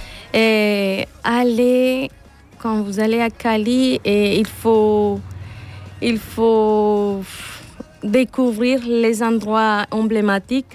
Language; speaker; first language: French; non-native, learner; Spanish